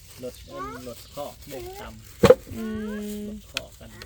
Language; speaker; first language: Thai; non-native, local second language; Northeastern Thai